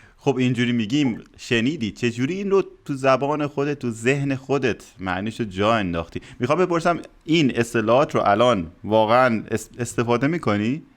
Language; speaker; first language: Persian; native; Persian